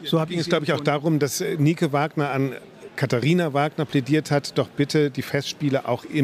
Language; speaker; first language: German; native; German